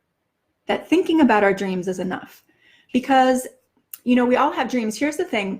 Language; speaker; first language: English; native; English